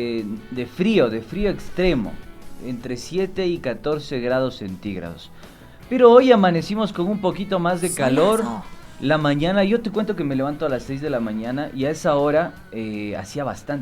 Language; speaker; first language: Spanish; native; Spanish